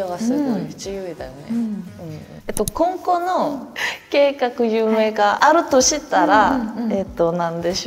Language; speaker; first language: Japanese; non-native, learner; Korean